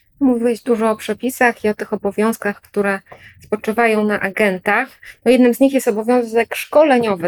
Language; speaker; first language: Polish; native; Polish